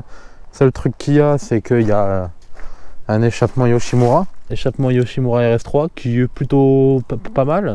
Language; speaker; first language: French; native; French